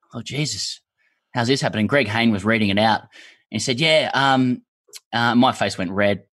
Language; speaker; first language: English; native; English